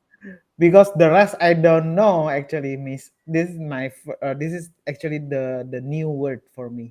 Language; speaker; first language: English; non-native, learner; Indonesian